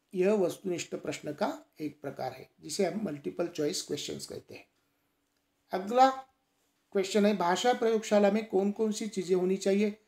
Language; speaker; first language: Hindi; non-native, local second language; Marathi